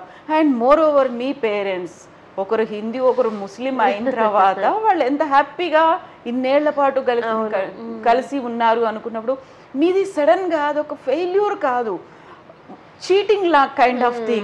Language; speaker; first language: Telugu; native; Telugu